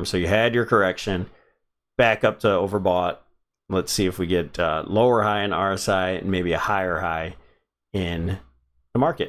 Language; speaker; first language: English; native; English